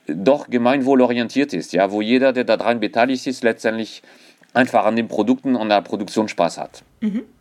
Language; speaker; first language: German; non-native, fluent; French